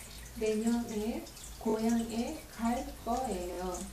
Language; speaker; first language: Korean; non-native, learner; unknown